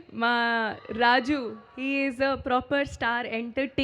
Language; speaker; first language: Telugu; non-native, learner; Hindi